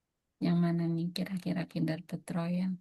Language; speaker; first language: Indonesian; native; Indonesian